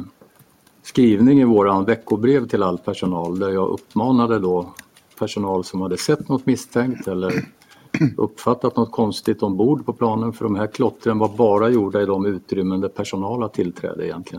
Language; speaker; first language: Swedish; native; Swedish